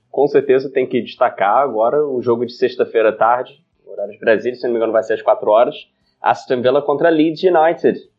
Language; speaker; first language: Portuguese; non-native, fluent; English